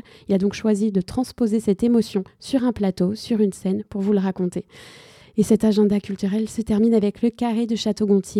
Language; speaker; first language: French; native; French